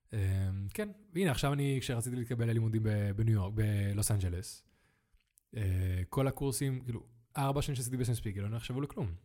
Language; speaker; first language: Hebrew; early bilingual, other home language; Spanish